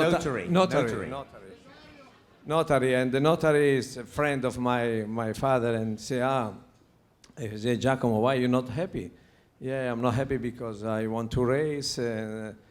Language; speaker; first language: English; non-native, learner; Italian